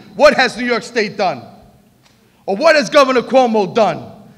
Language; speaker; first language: English; early bilingual, other home language; Spanish